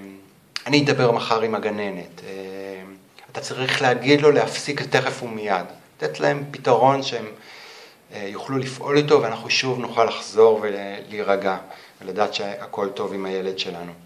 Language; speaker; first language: Hebrew; native; Hebrew